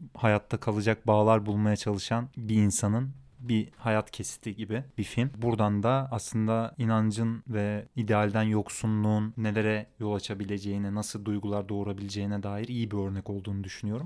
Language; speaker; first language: Turkish; native; Turkish